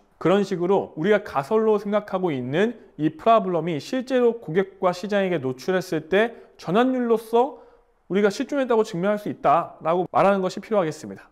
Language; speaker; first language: Korean; native; Korean